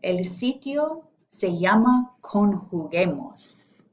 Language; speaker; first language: Spanish; non-native, fluent; English